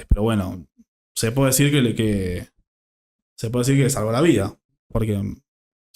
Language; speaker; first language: Spanish; native; Spanish